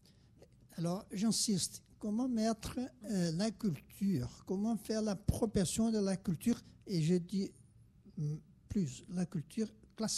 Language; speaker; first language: French; non-native, fluent; Portuguese